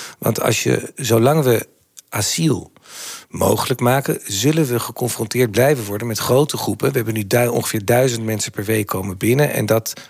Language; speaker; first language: Dutch; native; Dutch